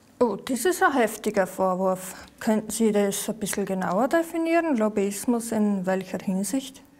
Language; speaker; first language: German; native; German